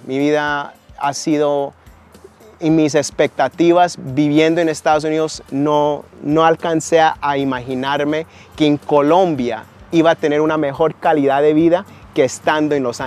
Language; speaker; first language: Spanish; early bilingual, heritage; Spanish